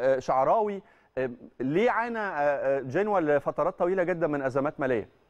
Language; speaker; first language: Arabic; native; Arabic